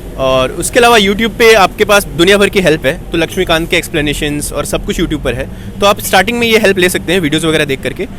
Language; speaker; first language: Hindi; native; Hindi